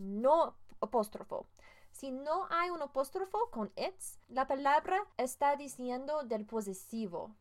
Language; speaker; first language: Spanish; non-native, fluent; English